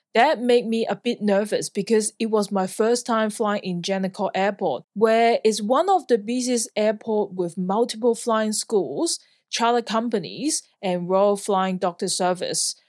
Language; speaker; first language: English; non-native, local second language; Cantonese